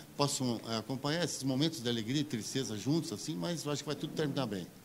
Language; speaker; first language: Portuguese; native; Portuguese